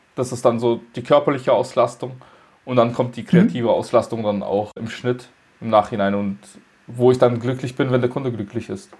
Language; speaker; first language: German; early bilingual, other home language; Russian